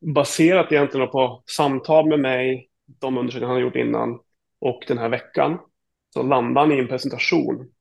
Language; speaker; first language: Swedish; native; Swedish